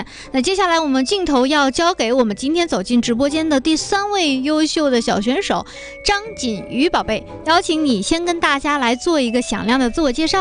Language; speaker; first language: Chinese; native; Chinese